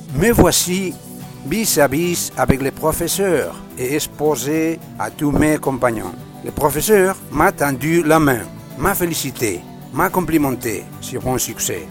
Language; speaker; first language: French; non-native, learner; Spanish